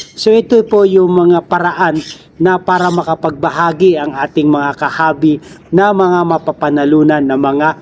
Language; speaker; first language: Filipino; non-native, local second language; Bikol